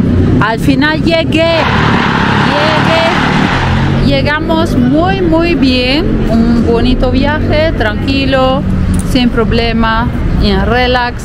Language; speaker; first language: Spanish; non-native, fluent; Italian